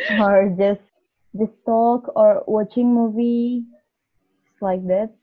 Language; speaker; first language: English; non-native, learner; Indonesian